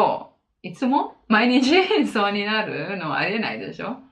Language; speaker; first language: Japanese; non-native, fluent; Italian